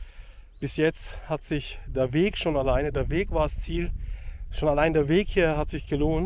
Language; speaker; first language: German; native; German